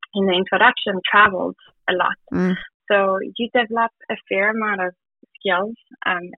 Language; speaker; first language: English; non-native, fluent; German